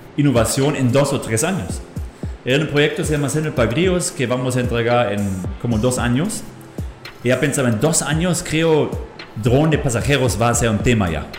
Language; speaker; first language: Spanish; non-native, fluent; German